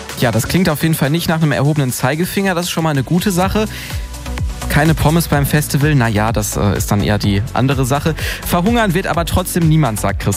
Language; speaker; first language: German; native; German